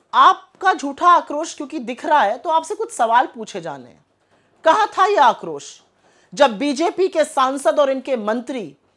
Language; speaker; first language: Hindi; native; Hindi